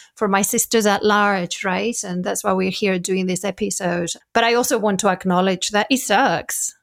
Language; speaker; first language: English; non-native, fluent; Spanish